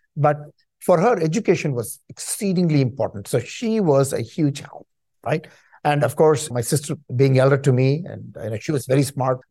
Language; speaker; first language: English; non-native, local second language; Tamil